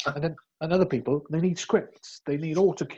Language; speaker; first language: English; native; English